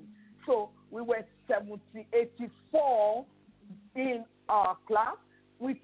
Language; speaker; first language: English; non-native, local second language; Yoruba